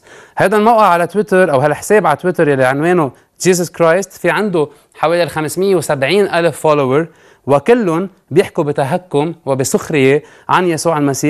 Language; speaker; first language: Arabic; native; Arabic